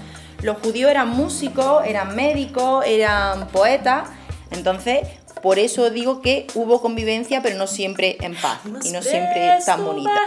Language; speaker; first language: Spanish; native; Spanish